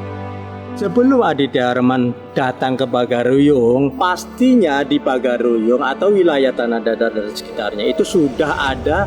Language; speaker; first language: Indonesian; native; Indonesian